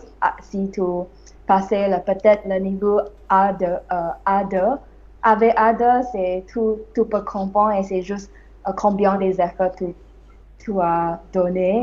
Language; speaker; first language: French; non-native, learner; English